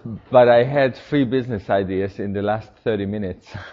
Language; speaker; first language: English; non-native, fluent; Hungarian